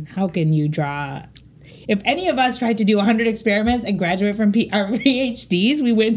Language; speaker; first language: English; native; English